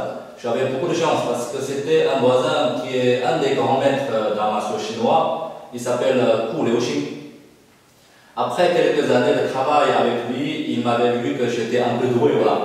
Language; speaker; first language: French; non-native, fluent; Chinese